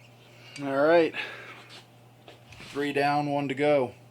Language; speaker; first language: English; native; English